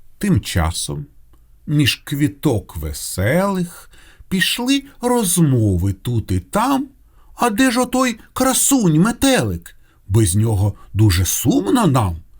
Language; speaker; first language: Ukrainian; non-native, local second language; Russian